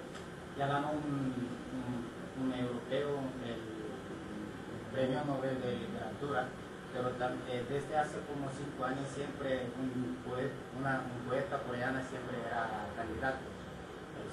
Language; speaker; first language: Spanish; non-native, learner; Korean